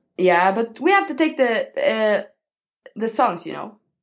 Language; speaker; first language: English; non-native, learner; Norwegian